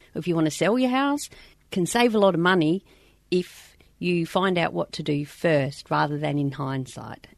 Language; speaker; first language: English; native; English